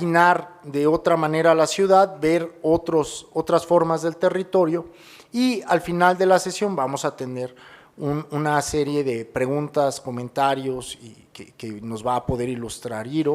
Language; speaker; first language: Spanish; native; Spanish